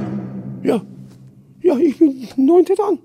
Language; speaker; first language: German; non-native, learner; Korean